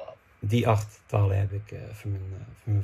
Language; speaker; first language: Dutch; non-native, fluent; English